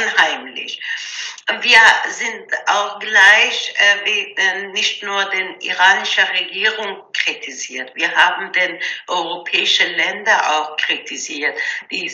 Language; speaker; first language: German; non-native, learner; Persian